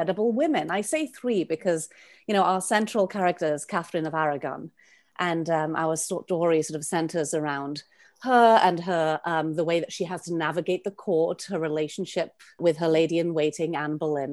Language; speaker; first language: English; native; English